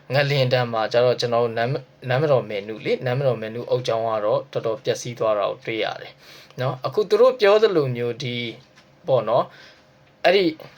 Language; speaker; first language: Burmese; native; Burmese